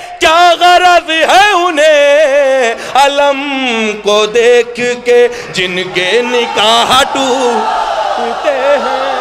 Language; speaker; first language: Urdu; native; Urdu